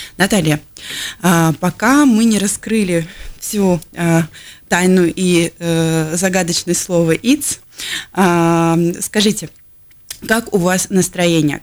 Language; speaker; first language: Russian; native; Russian